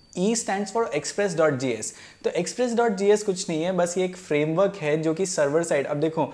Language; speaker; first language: Hindi; native; Hindi